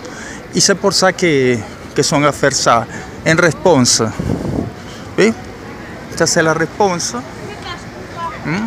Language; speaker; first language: French; non-native, learner; Spanish